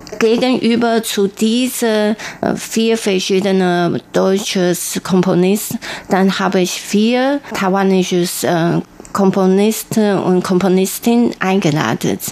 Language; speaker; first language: German; non-native, learner; Chinese